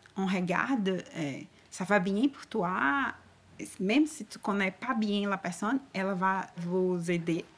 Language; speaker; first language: French; non-native, learner; Portuguese